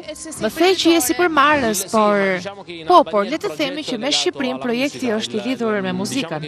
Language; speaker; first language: Albanian; native; Albanian